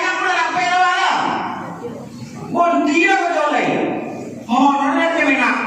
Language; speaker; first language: Indonesian; non-native, local second language; Minangkabau